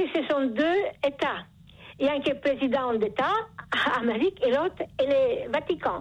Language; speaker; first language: French; non-native, fluent; Polish